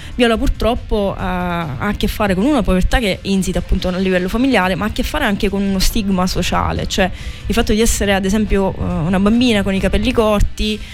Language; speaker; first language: Italian; native; Italian